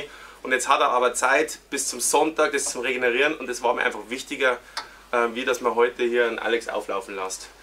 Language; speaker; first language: German; native; German